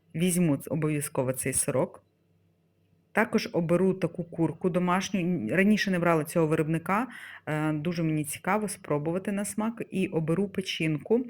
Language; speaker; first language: Ukrainian; non-native, local second language; Russian